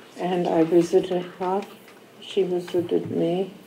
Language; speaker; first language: English; non-native, fluent; German